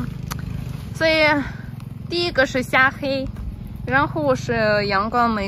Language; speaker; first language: Chinese; non-native, fluent; Ukrainian